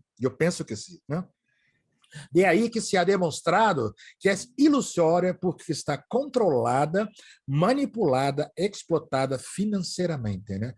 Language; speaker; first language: Portuguese; native; Portuguese